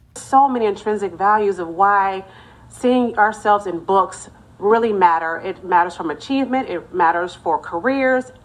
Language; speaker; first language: English; native; English